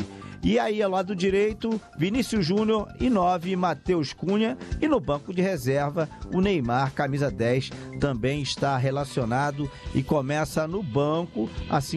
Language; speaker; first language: Portuguese; native; Portuguese